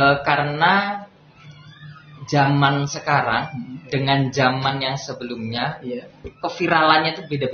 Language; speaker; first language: Indonesian; native; Indonesian